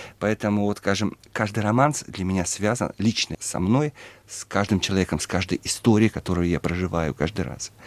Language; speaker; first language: Russian; native; Russian